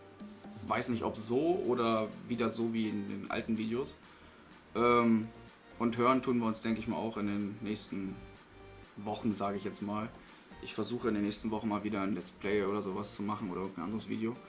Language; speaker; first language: German; native; German